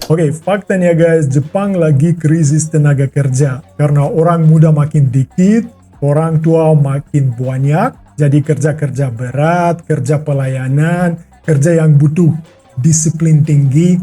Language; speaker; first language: Indonesian; non-native, fluent; Russian